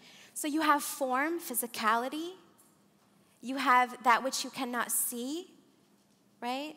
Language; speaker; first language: English; early bilingual, other home language; Arabic